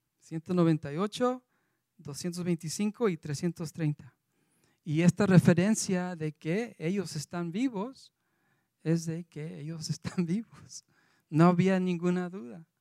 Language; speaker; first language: Spanish; early bilingual, heritage; Spanish